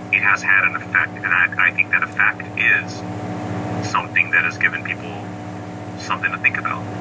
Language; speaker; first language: English; native; English